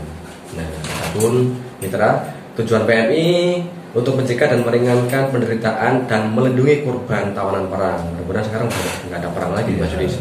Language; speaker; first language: Indonesian; native; Indonesian